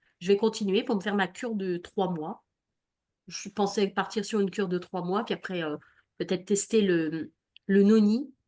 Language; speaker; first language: French; native; French